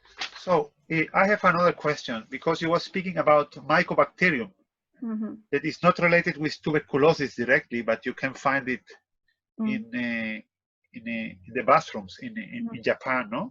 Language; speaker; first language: English; non-native, fluent; Spanish